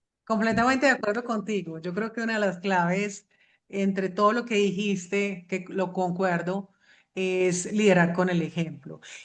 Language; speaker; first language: Spanish; native; Spanish